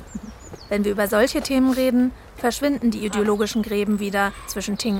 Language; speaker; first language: German; native; German